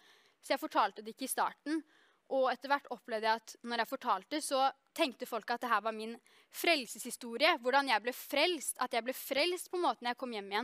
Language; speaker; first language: Norwegian; native; Norwegian